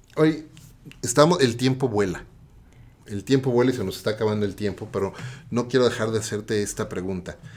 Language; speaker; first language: Spanish; native; Spanish